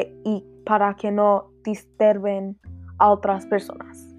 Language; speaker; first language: Spanish; non-native, learner; English